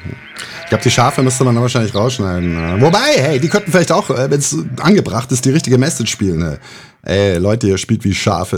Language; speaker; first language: German; native; German